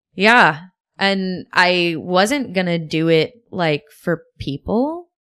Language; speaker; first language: English; native; English